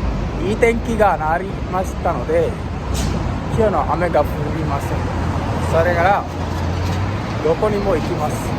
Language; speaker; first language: Japanese; non-native, learner; Sinhala